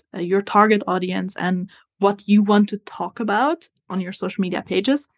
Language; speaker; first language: English; non-native, fluent; Italian